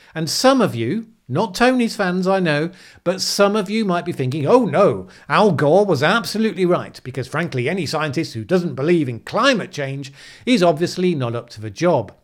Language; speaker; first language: English; native; English